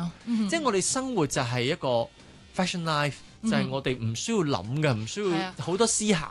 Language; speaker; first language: Cantonese; native; Cantonese